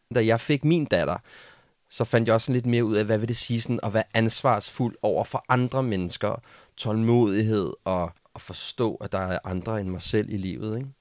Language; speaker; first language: Danish; native; Danish